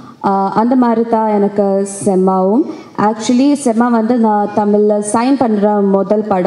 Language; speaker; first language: Tamil; non-native, learner; Malayalam